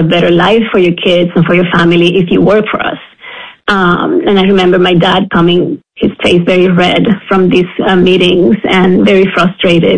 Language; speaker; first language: English; non-native, fluent; Spanish